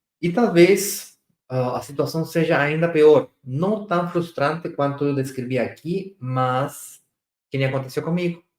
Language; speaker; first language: Portuguese; non-native, fluent; Spanish